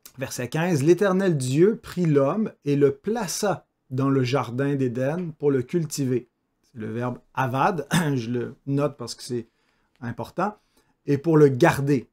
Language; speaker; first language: French; native; French